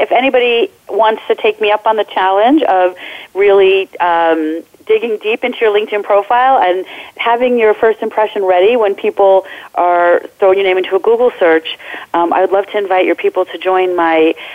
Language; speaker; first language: English; native; English